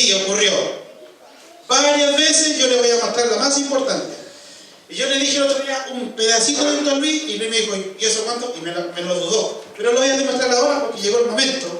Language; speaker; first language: Spanish; native; Spanish